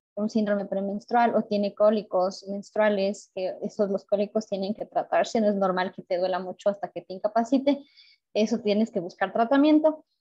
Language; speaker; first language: Spanish; native; Spanish